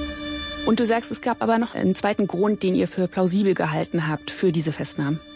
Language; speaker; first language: German; native; German